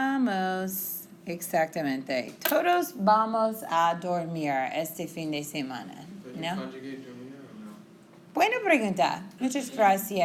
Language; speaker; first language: Spanish; non-native, fluent; English